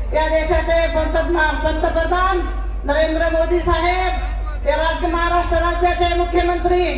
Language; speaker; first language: Marathi; non-native, local second language; Lambadi